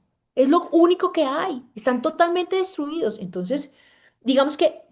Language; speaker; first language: Spanish; native; Spanish